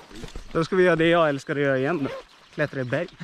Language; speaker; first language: Swedish; native; Swedish